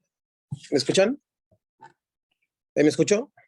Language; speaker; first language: Spanish; native; Spanish